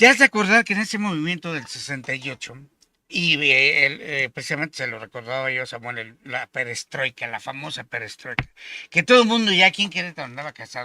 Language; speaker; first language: Spanish; native; Spanish